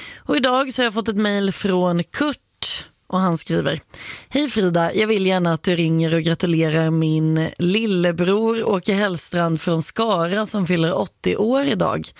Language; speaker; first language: Swedish; native; Swedish